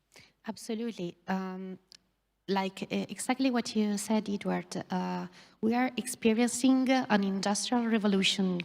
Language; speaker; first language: English; non-native, fluent; Italian